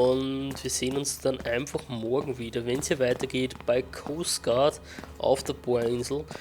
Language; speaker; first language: German; native; German